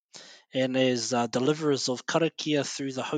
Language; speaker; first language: English; native; English